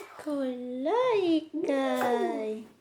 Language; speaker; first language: Swedish; non-native, local second language; Filipino